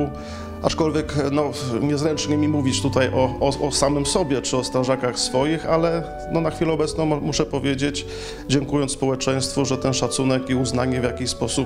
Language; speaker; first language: Polish; native; Polish